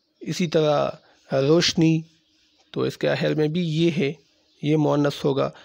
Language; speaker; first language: Urdu; non-native, local second language; Pashto